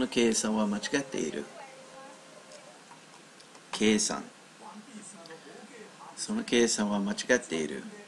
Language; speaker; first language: Japanese; non-native, learner; English